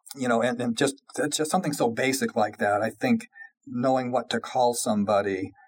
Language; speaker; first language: English; native; English